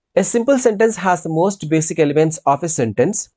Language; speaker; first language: English; non-native, local second language; Telugu